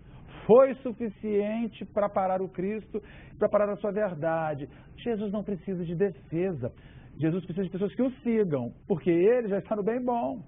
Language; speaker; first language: Portuguese; native; Portuguese